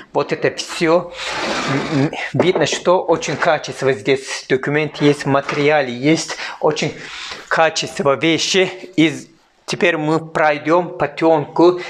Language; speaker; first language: Russian; non-native, learner; Turkish